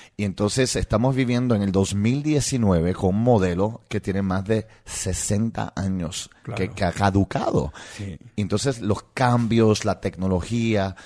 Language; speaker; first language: Spanish; non-native, local second language; English